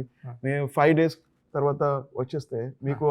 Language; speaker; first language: Telugu; non-native, learner; Tamil